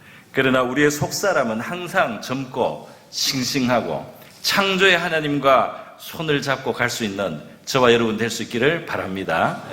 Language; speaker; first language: Korean; native; Korean